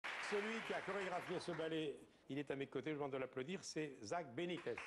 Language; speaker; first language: French; native; French